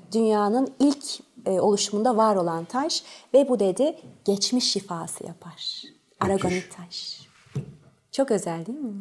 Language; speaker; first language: Turkish; early bilingual, other home language; French